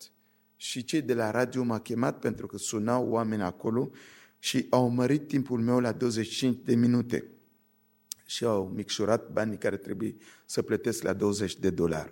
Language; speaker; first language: Romanian; non-native, fluent; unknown